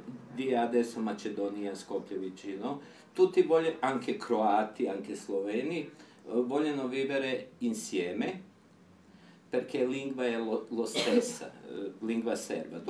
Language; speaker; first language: Italian; non-native, learner; Serbian